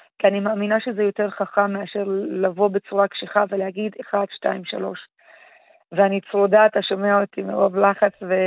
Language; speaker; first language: Hebrew; non-native, local second language; Arabic